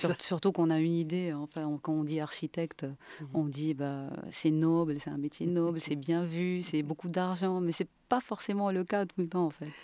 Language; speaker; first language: French; non-native, local second language; Arabic